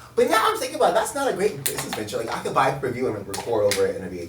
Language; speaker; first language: English; native; English